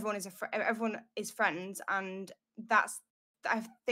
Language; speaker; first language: English; native; English